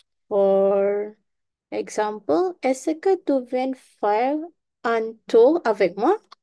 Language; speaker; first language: French; non-native, learner; Malay